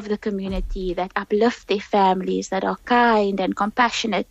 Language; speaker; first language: English; native; English